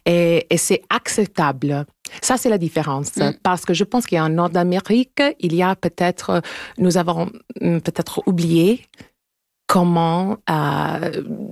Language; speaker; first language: French; non-native, local second language; English